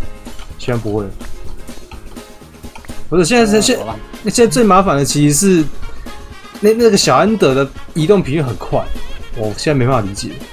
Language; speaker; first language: Chinese; native; Chinese